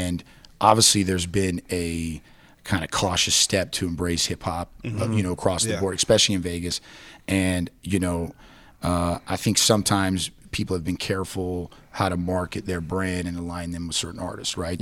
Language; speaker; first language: English; native; English